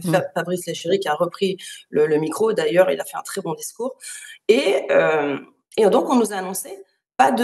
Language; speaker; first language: French; native; French